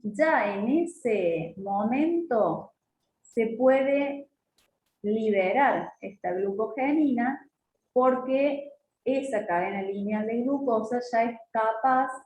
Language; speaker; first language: Spanish; native; Spanish